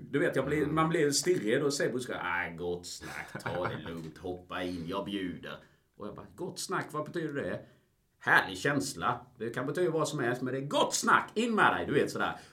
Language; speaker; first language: Swedish; early bilingual, other home language; Spanish